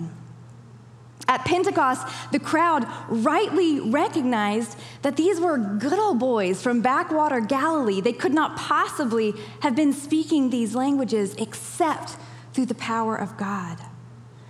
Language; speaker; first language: English; native; English